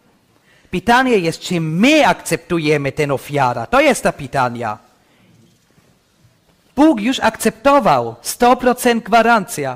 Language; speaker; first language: Polish; non-native, learner; English